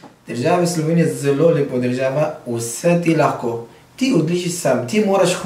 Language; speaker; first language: Slovenian; non-native, learner; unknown